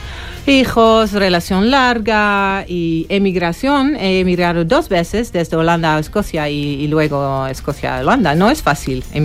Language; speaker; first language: Spanish; non-native, fluent; Dutch